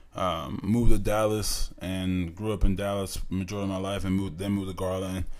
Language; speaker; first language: English; native; English